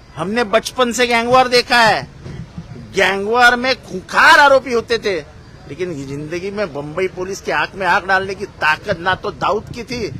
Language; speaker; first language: Hindi; non-native, local second language; Marathi